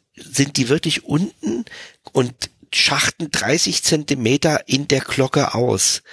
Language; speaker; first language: German; native; German